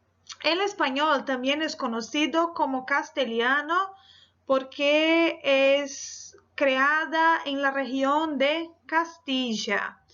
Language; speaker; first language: Spanish; non-native, fluent; Portuguese